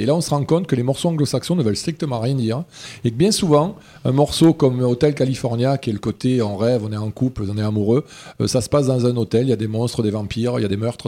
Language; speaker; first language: French; native; French